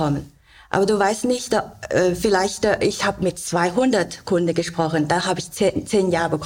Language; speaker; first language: German; non-native, learner; Chinese